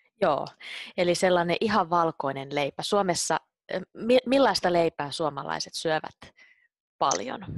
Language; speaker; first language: Finnish; native; Finnish